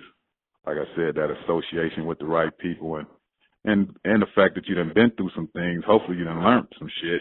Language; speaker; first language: English; native; English